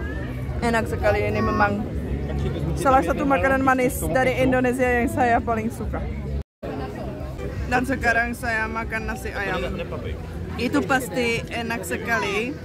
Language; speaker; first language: Indonesian; non-native, fluent; Czech